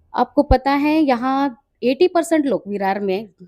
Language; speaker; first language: Hindi; non-native, local second language; Marathi